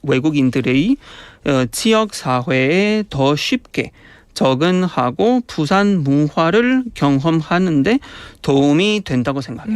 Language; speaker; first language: Korean; non-native, fluent; Spanish